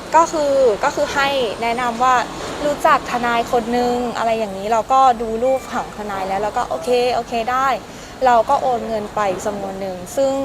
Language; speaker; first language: Thai; native; Thai